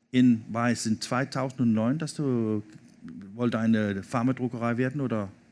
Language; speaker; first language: German; non-native, learner; Danish